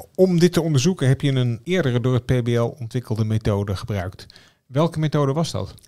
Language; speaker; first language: Dutch; native; Dutch